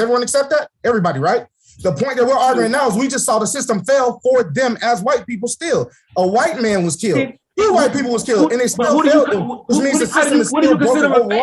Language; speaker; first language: English; native; English